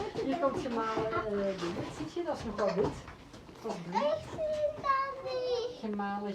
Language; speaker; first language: Dutch; non-native, local second language; French